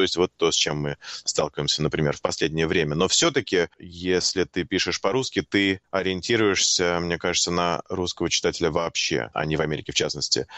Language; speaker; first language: Russian; native; Russian